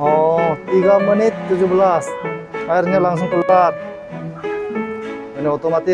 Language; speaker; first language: Indonesian; non-native, fluent; Korean